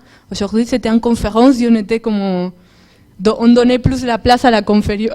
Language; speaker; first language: French; non-native, fluent; Spanish